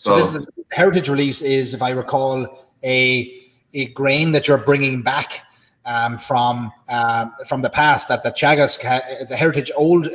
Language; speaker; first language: English; native; English